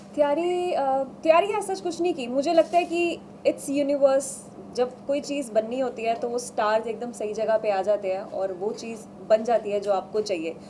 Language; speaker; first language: Hindi; non-native, local second language; Punjabi